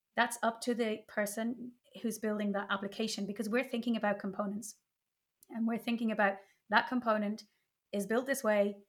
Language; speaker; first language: English; native; English